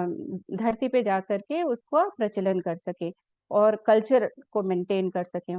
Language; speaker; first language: Hindi; native; Hindi